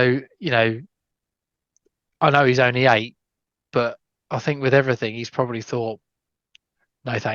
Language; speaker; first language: English; native; English